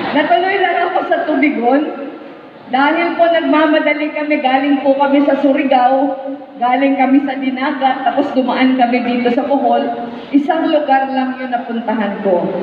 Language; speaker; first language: Filipino; non-native, local second language; Bikol